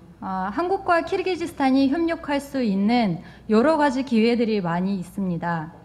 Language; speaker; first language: Korean; non-native, fluent; Kyrgyz